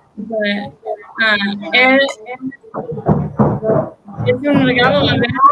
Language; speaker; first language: Spanish; non-native, learner; English